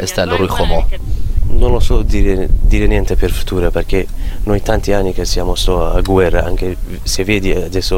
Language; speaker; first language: Italian; non-native, learner; Kurdish